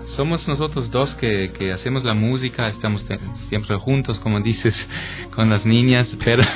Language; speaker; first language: Spanish; non-native, fluent; German